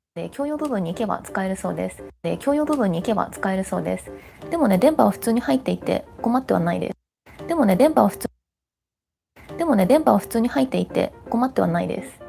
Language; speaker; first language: Japanese; native; Japanese